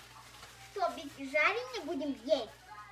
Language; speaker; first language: Russian; early bilingual, heritage; Russian